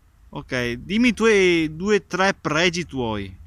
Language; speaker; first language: Italian; native; Italian